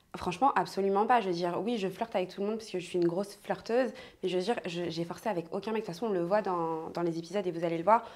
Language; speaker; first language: French; native; French